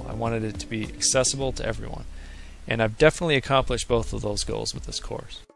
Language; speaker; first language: English; native; English